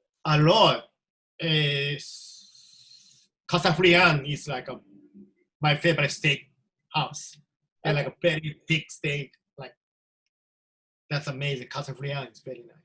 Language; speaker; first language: English; non-native, learner; Japanese